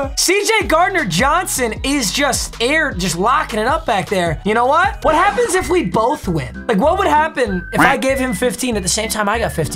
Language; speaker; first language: English; native; English